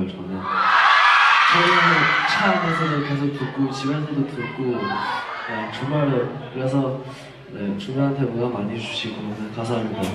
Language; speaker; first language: Korean; non-native, fluent; Chinese